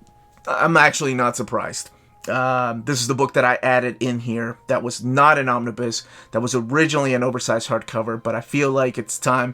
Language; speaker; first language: English; native; English